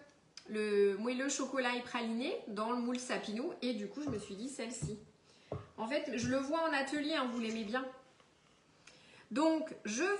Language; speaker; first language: French; native; French